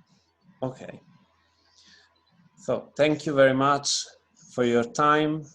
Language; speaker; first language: English; non-native, fluent; Italian